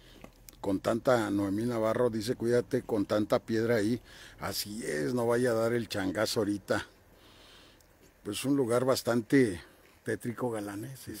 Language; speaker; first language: Spanish; native; Spanish